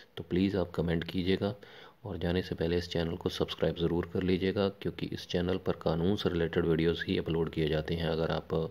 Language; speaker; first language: Hindi; non-native, local second language; Punjabi